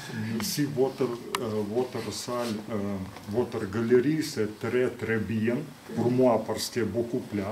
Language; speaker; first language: French; non-native, learner; Belarusian